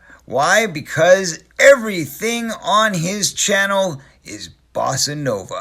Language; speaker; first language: English; native; English